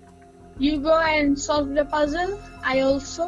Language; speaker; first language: English; non-native, learner; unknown